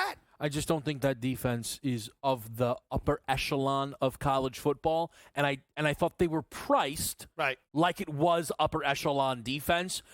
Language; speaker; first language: English; native; English